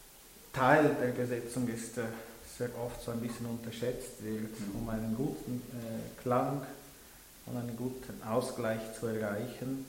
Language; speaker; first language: German; non-native, local second language; French